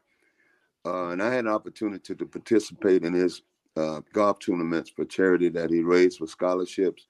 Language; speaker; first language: English; native; English